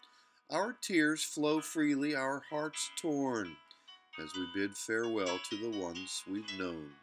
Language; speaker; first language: English; native; English